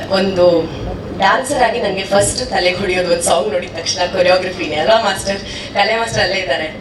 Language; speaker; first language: Kannada; non-native, local second language; Tamil